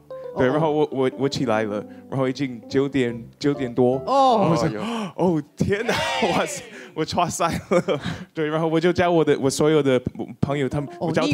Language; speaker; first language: Chinese; non-native, fluent; English